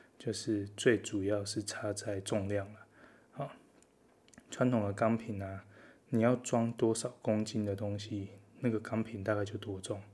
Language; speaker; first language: Chinese; native; Chinese